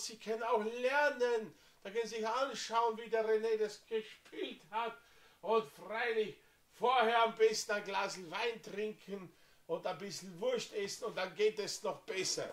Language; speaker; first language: German; non-native, fluent; Slovenian